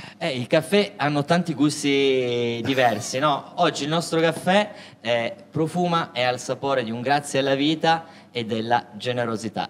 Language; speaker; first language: Italian; native; Italian